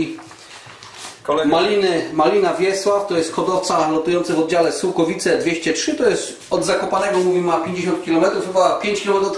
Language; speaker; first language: Polish; native; Polish